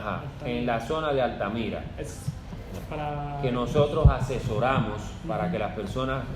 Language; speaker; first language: Spanish; native; Spanish